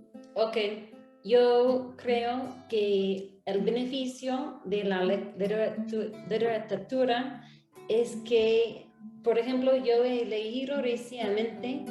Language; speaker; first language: Spanish; non-native, fluent; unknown